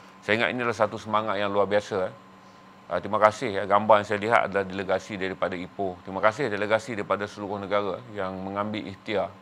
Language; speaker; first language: Malay; native; Malay